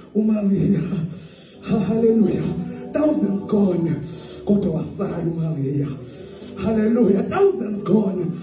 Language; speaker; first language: Zulu; non-native, local second language; Xhosa